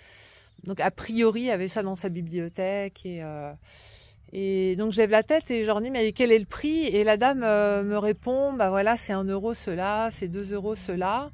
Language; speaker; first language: French; native; French